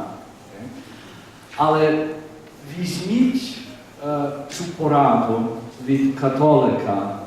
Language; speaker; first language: Ukrainian; early bilingual, heritage; Ukrainian